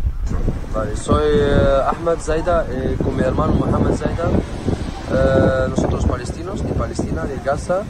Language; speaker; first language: Spanish; non-native, learner; Arabic